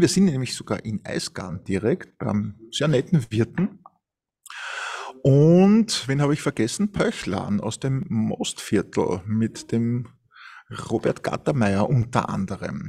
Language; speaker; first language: German; native; German